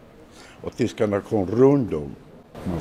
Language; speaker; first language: Swedish; non-native, fluent; Romany